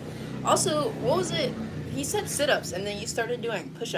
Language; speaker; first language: English; native; English